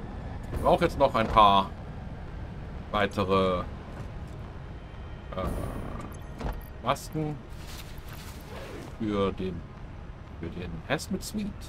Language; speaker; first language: German; native; German